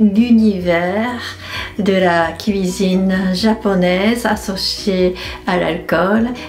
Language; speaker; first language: French; non-native, fluent; Japanese